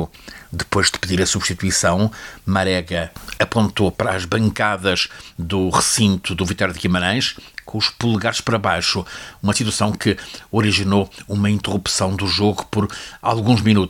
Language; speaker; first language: Portuguese; native; Portuguese